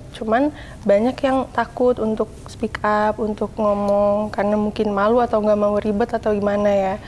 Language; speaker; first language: Indonesian; native; Indonesian